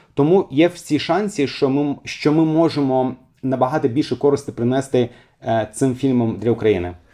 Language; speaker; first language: Ukrainian; non-native, fluent; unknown